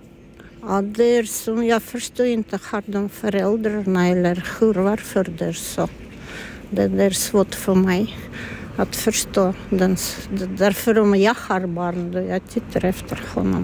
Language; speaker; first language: Swedish; non-native, learner; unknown